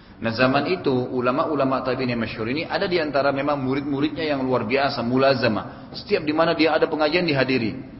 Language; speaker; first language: Indonesian; native; Indonesian